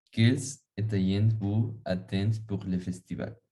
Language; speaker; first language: French; non-native, learner; Spanish